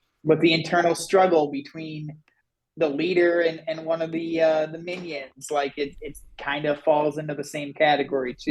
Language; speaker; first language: English; native; English